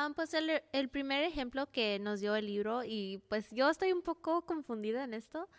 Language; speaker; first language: Spanish; early bilingual, heritage; Spanish